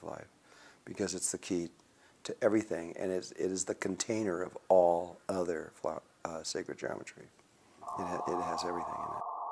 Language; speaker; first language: English; native; English